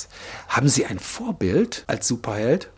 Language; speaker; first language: German; native; German